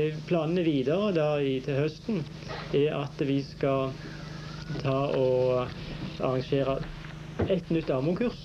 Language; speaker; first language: Norwegian; native; Norwegian